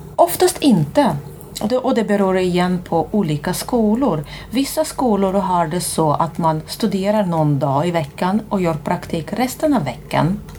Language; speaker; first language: Swedish; non-native, fluent; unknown